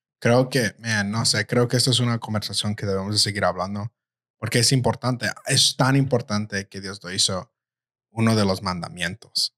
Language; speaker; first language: Spanish; early bilingual, heritage; Spanish